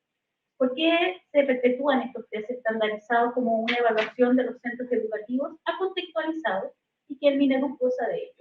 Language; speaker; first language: Spanish; native; Spanish